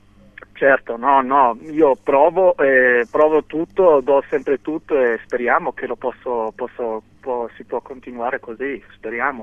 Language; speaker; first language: Italian; non-native, local second language; German